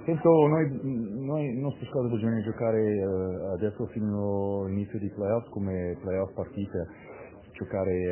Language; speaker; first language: Italian; non-native, learner; English